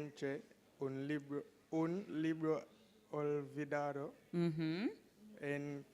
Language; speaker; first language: Spanish; non-native, learner; English